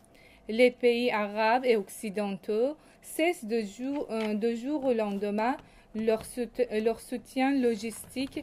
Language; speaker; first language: French; non-native, fluent; Persian